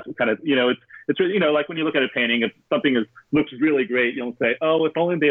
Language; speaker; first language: English; native; English